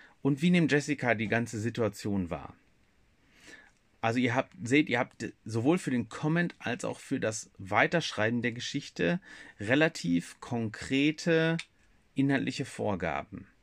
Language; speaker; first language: German; native; German